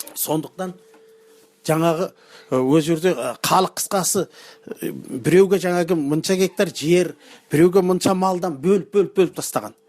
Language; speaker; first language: Kazakh; early bilingual, heritage; Kazakh